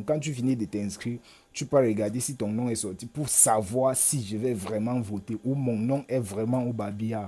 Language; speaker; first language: French; native; French